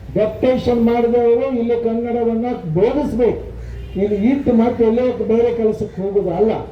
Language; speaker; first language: Kannada; native; Kannada